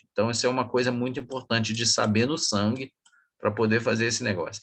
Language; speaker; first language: Portuguese; native; Portuguese